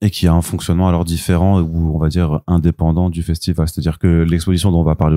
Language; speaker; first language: French; native; French